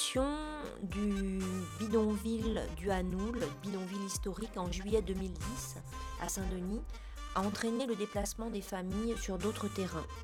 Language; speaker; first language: French; native; French